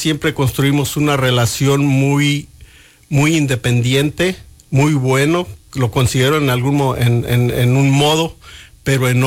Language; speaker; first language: Spanish; native; Spanish